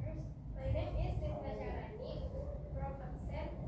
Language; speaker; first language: English; non-native, learner; Indonesian